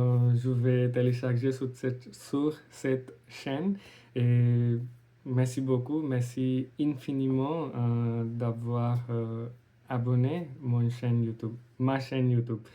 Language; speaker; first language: French; non-native, learner; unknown